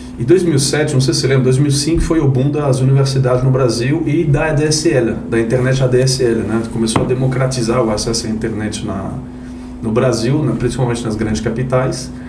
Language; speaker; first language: Portuguese; non-native, fluent; French